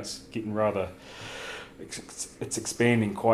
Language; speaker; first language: English; native; English